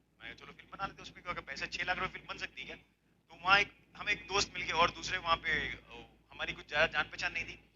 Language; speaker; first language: Hindi; native; Hindi